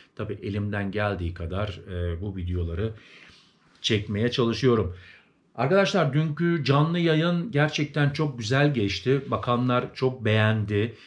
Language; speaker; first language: Turkish; early bilingual, heritage; Turkish